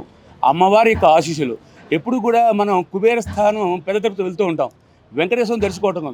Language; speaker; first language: Telugu; native; Telugu